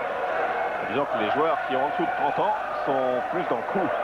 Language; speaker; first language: French; native; French